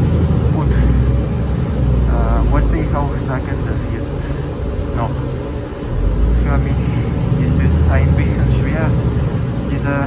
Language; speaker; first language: German; non-native, learner; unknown